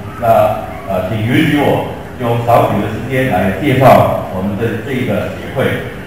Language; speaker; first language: Chinese; non-native, local second language; Hakka Chinese